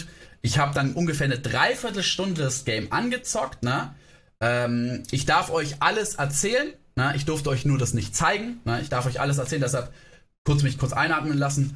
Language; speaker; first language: German; native; German